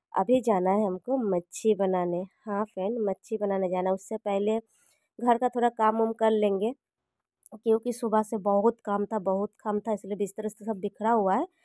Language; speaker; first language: Hindi; non-native, local second language; Bangla